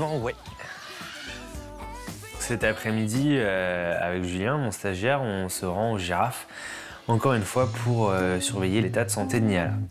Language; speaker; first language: French; native; French